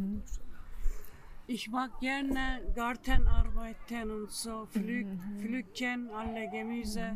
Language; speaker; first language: German; non-native, local second language; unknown